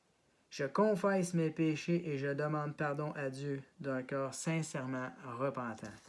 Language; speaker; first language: French; native; French